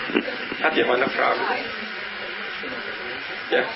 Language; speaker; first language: German; non-native, learner; Vietnamese